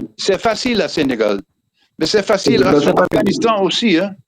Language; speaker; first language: French; non-native, fluent; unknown